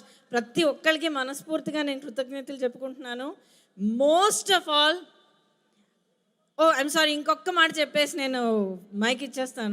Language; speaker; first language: Telugu; native; Telugu